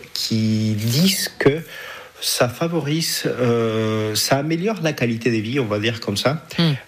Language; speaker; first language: French; non-native, fluent; Spanish